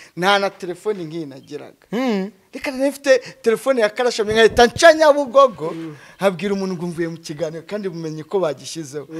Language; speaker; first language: Kinyarwanda; native; Kinyarwanda